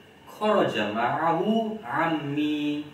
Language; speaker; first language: Arabic; non-native, fluent; Morisyen